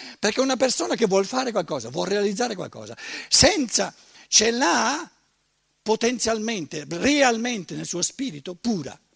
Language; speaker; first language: Italian; native; Italian